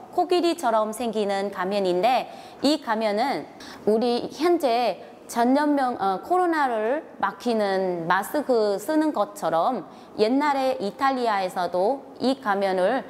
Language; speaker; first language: Korean; non-native, fluent; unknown